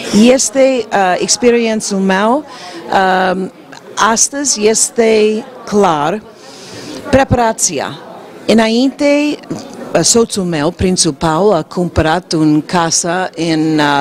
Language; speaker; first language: Romanian; non-native, learner; English